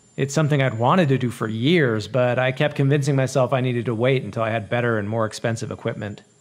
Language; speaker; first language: English; native; English